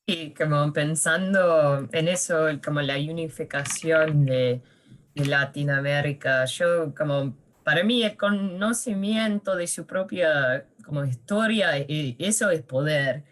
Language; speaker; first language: Spanish; early bilingual, heritage; Spanish